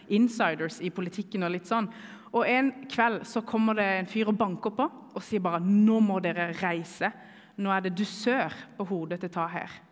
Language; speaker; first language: Norwegian; early bilingual, other home language; Kurdish